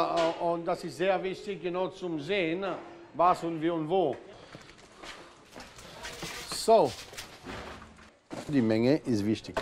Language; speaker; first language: German; non-native, fluent; French